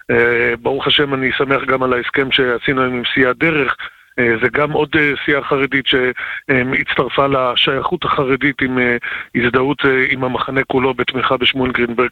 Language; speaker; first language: Hebrew; native; Hebrew